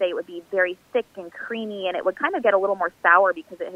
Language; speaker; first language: English; native; English